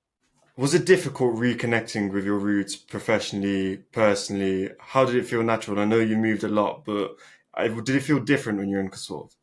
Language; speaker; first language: English; early bilingual, other home language; Albanian